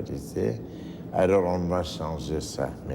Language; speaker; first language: French; non-native, fluent; Turkish